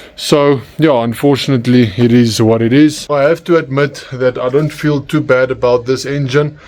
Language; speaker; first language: English; non-native, local second language; Afrikaans